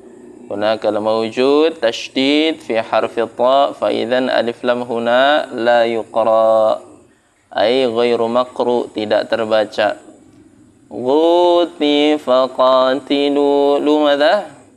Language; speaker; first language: Arabic; non-native, fluent; Indonesian